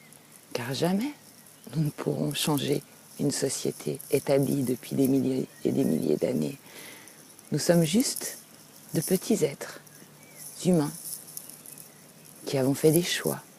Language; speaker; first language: French; native; French